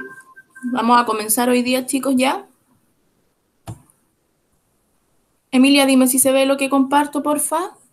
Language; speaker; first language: Spanish; native; Spanish